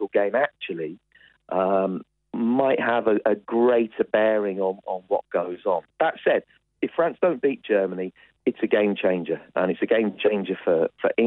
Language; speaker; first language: English; native; English